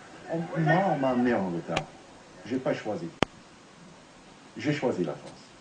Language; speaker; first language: French; non-native, fluent; Italian